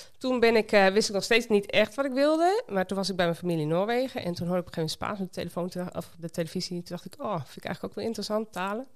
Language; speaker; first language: Dutch; native; Dutch